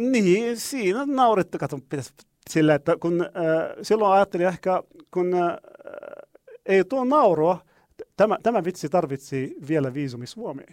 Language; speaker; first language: Finnish; non-native, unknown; Arabic